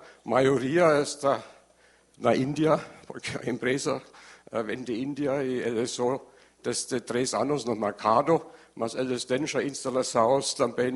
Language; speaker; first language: Portuguese; non-native, learner; German